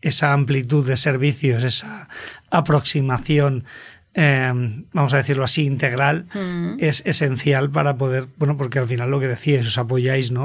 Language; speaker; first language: Spanish; native; Spanish